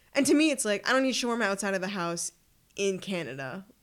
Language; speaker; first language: English; native; English